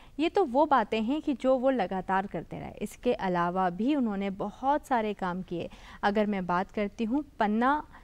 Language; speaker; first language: Hindi; native; Hindi